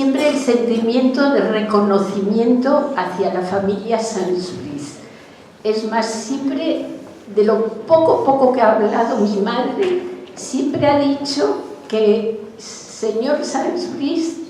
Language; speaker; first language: Spanish; early bilingual, other home language; Hungarian